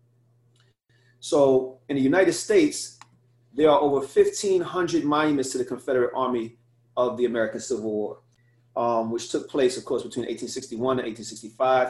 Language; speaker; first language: English; native; English